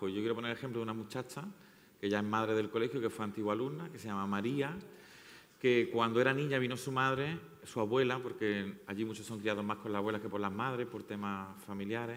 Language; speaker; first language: Spanish; native; Spanish